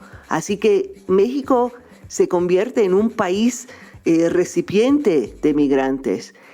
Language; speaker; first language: Spanish; non-native, fluent; English